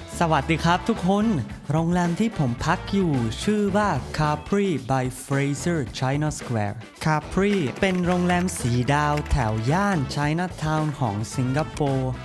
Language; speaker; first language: Thai; non-native, fluent; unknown